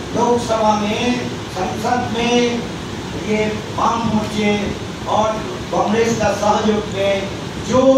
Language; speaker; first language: Hindi; non-native, local second language; Bangla